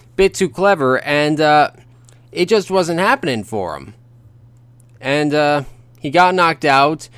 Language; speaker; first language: English; native; English